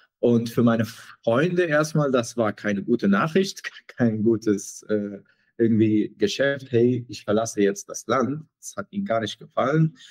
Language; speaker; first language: German; non-native, fluent; Arabic